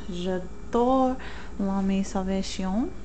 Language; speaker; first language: French; non-native, learner; English